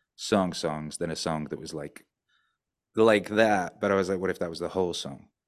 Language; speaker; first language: English; native; English